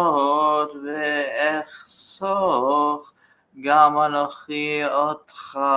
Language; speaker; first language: Hebrew; non-native, learner; English